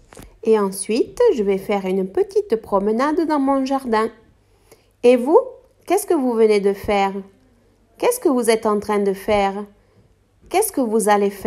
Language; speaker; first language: French; non-native, fluent; Italian